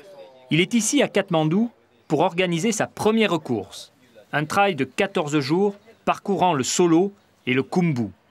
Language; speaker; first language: French; native; French